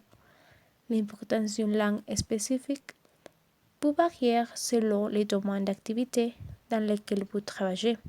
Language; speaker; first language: French; non-native, learner; Spanish